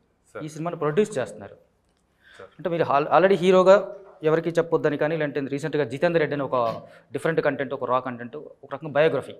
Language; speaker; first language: Telugu; native; Telugu